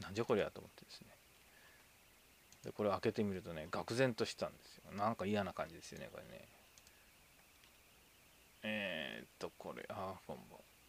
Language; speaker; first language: Japanese; native; Japanese